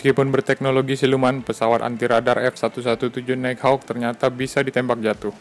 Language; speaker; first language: Indonesian; native; Indonesian